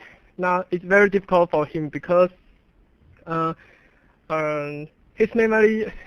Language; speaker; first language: English; non-native, learner; Chinese